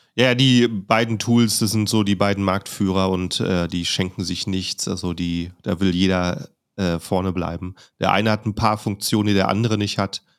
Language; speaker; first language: German; native; German